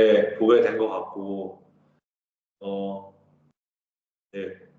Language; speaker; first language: Korean; native; Korean